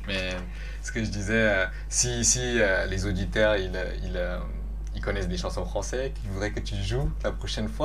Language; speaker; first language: French; non-native, fluent; Lao